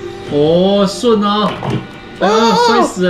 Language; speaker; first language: Chinese; native; Chinese